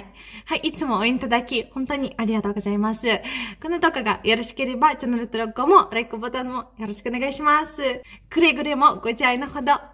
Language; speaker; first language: Japanese; non-native, fluent; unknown